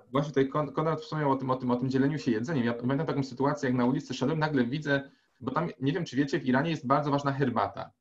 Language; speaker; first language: Polish; native; Polish